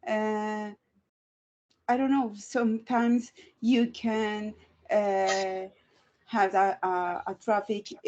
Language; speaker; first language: English; non-native, learner; Spanish